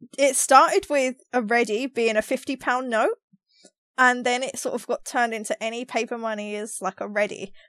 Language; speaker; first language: English; native; English